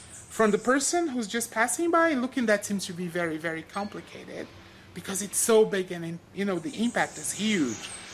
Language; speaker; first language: English; non-native, fluent; Portuguese